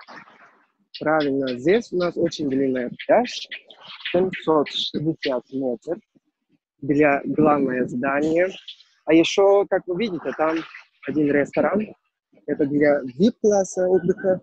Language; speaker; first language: Russian; non-native, learner; Turkish